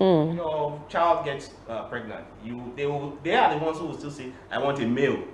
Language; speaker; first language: English; non-native, local second language; Yoruba